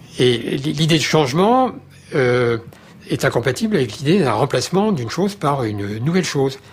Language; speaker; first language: French; native; French